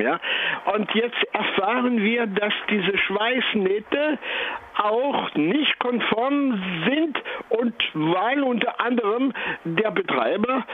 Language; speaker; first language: German; non-native, fluent; French